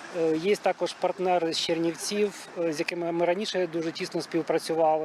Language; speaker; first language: Ukrainian; non-native, local second language; Russian